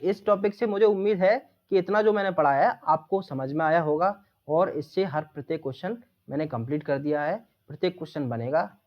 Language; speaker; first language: Hindi; native; Hindi